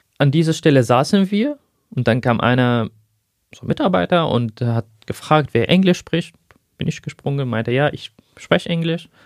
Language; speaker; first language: German; non-native, fluent; Arabic